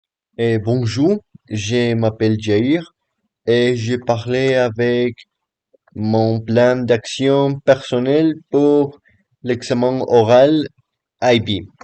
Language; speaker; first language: French; non-native, learner; Spanish